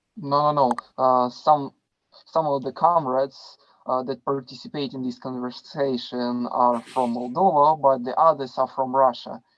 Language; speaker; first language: English; non-native, fluent; Russian